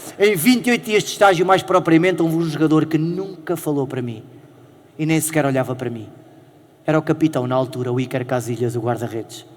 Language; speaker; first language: Portuguese; native; Portuguese